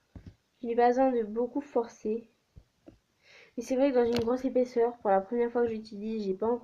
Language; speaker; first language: French; native; French